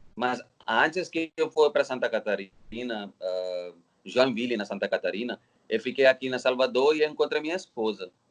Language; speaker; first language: Portuguese; non-native, learner; Telugu